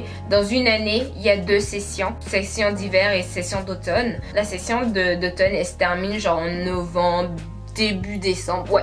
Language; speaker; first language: French; native; French